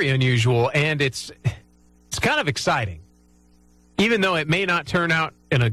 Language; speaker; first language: English; native; English